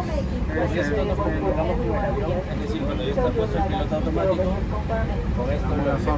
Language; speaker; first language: Spanish; native; Spanish